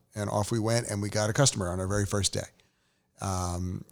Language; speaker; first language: English; native; English